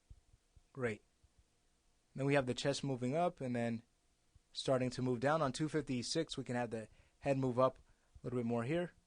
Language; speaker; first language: English; native; English